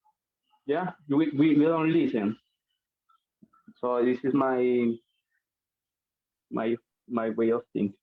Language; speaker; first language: English; non-native, learner; Spanish